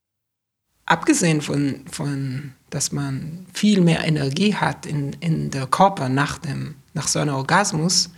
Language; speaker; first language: German; non-native, fluent; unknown